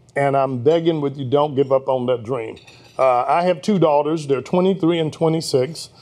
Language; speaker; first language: English; native; English